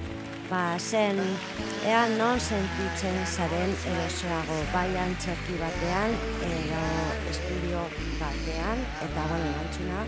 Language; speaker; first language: Basque; non-native, local second language; Spanish